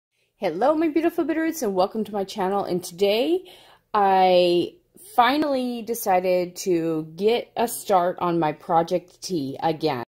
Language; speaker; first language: English; native; English